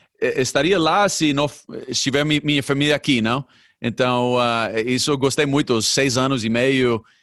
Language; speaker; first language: Portuguese; non-native, fluent; English